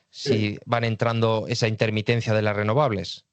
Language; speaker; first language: Spanish; native; Spanish